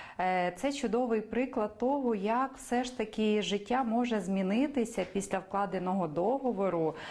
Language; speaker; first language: Ukrainian; native; Ukrainian